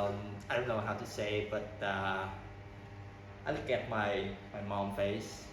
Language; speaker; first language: English; non-native, learner; Vietnamese